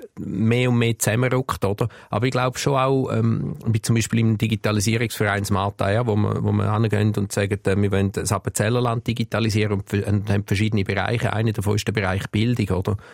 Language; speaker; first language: German; early bilingual, other home language; Turkish